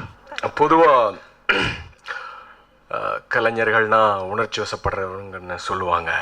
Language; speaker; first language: Tamil; native; Tamil